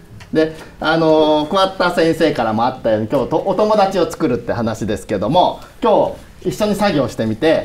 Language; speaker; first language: Japanese; native; Japanese